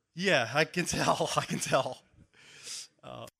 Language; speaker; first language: English; native; English